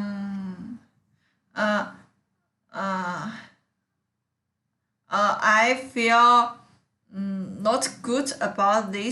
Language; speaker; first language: English; non-native, learner; Chinese